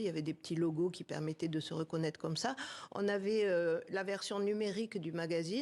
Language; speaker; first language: French; native; French